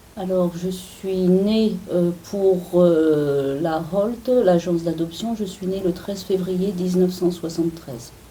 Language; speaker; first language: French; early bilingual, other home language; Korean